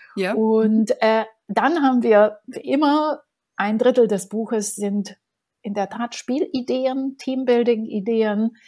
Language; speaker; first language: German; non-native, fluent; Romanian